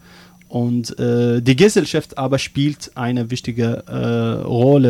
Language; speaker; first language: German; non-native, learner; Arabic